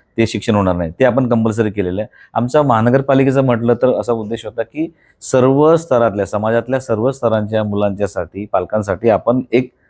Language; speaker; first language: Marathi; non-native, local second language; Bhili